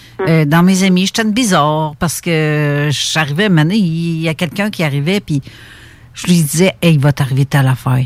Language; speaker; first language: French; native; French